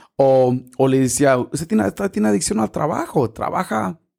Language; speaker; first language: Spanish; early bilingual, heritage; Spanish